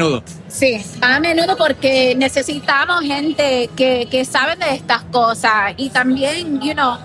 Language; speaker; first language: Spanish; non-native, learner; English